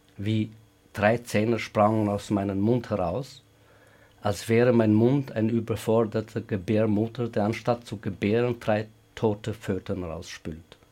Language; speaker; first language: German; non-native, fluent; Albanian